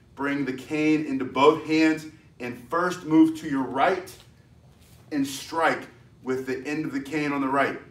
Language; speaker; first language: English; native; English